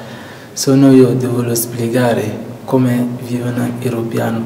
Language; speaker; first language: Italian; non-native, learner; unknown